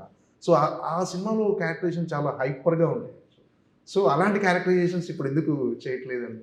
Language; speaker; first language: Telugu; native; Telugu